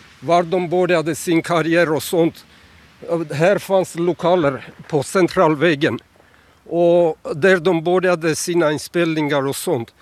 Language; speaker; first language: Swedish; non-native, fluent; Armenian